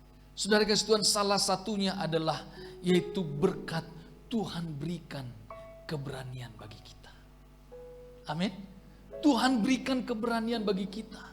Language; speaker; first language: Indonesian; native; Indonesian